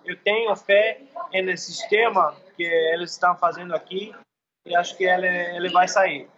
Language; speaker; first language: Portuguese; non-native, learner; English